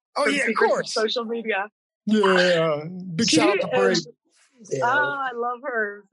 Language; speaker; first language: English; early bilingual, other home language; Spanish